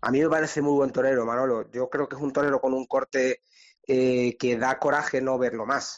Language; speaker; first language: Spanish; native; Spanish